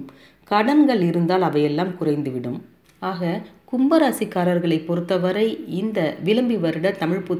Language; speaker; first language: Tamil; native; Tamil